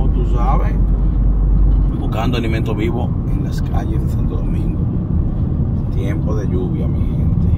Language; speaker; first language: Spanish; native; Spanish